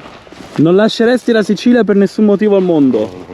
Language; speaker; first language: Italian; native; Italian